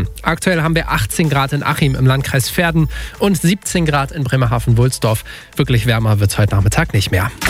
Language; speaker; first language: German; native; German